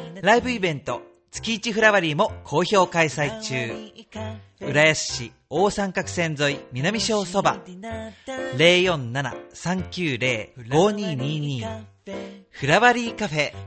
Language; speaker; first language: Japanese; native; Japanese